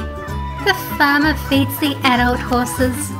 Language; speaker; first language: English; native; English